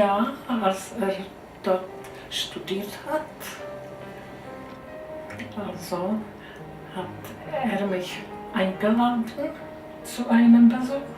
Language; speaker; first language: German; non-native, fluent; Czech